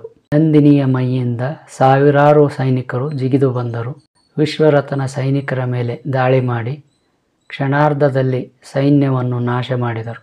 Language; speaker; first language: Kannada; native; Kannada